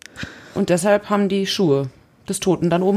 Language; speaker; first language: German; native; German